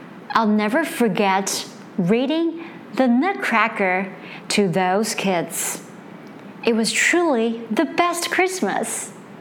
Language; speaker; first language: English; non-native, fluent; Chinese